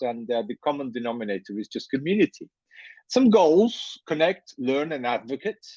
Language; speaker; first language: English; non-native, fluent; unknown